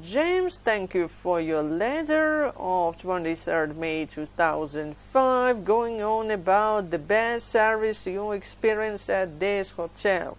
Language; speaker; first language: English; non-native, fluent; Ukrainian